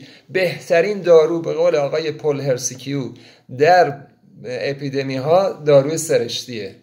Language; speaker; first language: Persian; native; Persian